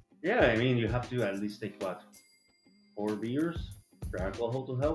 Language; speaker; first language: English; non-native, fluent; Spanish